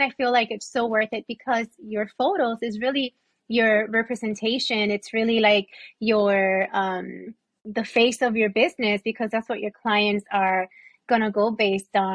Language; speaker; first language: English; non-native, fluent; Spanish